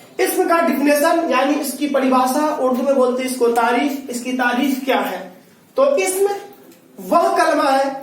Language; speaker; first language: Hindi; native; Hindi